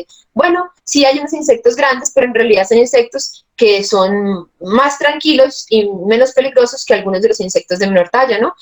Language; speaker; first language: Spanish; native; Spanish